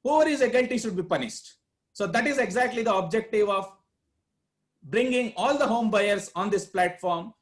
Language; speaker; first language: English; non-native, local second language; Kannada